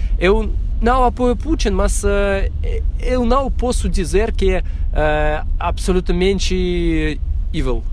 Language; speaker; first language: Portuguese; non-native, fluent; Russian